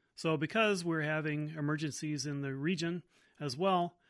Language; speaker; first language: English; native; English